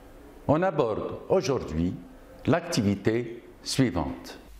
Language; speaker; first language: French; non-native, local second language; Arabic